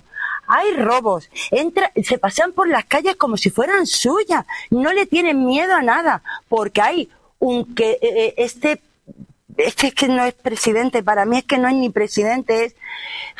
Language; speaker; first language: Spanish; native; Spanish